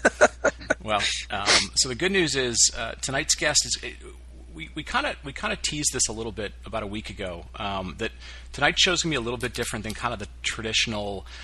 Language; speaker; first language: English; native; English